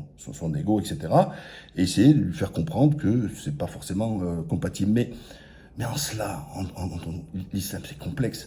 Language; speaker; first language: French; native; French